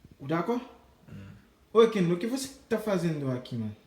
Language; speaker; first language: Portuguese; non-native, learner; Haitian Creole